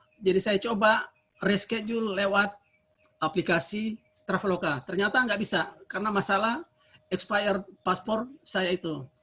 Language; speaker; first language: Indonesian; native; Indonesian